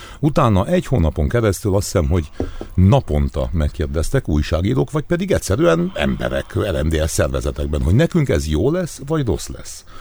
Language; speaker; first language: Hungarian; native; Hungarian